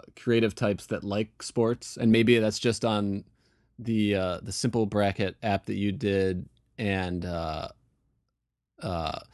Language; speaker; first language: English; native; English